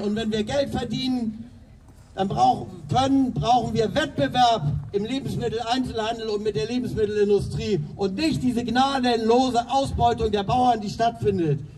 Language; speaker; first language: German; native; German